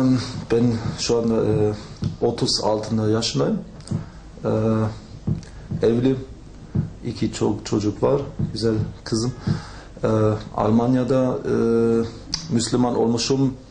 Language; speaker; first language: Turkish; non-native, learner; German